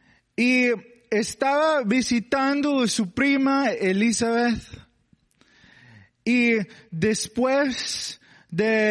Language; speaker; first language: Spanish; non-native, learner; English